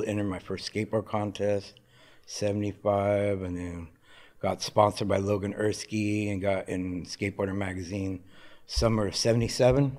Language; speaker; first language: English; native; English